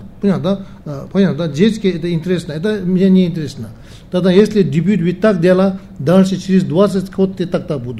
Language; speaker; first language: Russian; non-native, learner; Tibetan